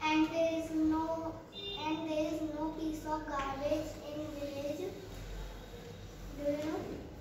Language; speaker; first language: English; non-native, learner; Hindi